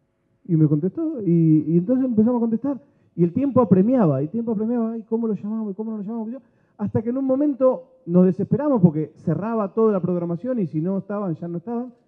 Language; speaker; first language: Spanish; native; Spanish